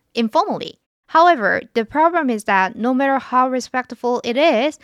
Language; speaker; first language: English; non-native, fluent; Korean